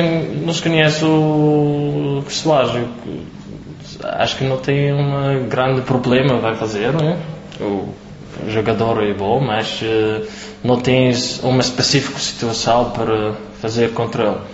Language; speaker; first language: Portuguese; non-native, learner; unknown